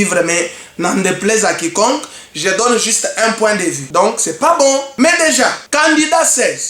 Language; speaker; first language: French; non-native, local second language; Luba-Lulua